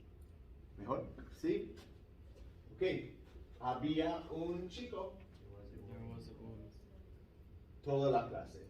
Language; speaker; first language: Spanish; non-native, fluent; English